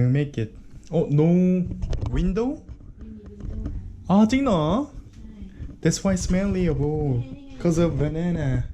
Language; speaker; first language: English; non-native, learner; Korean